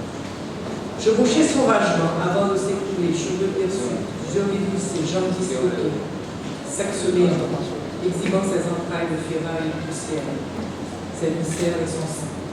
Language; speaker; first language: French; non-native, local second language; Haitian Creole